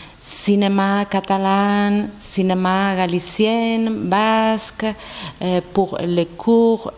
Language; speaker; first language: French; non-native, learner; Spanish